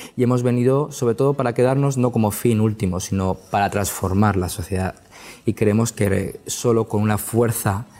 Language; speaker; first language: Spanish; native; Spanish